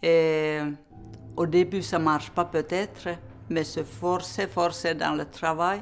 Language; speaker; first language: French; non-native, fluent; Finnish